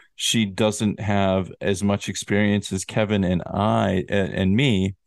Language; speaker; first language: English; native; English